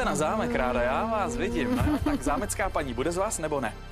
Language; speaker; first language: Czech; native; Czech